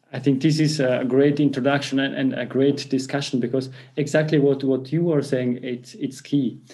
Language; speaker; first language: English; non-native, fluent; Italian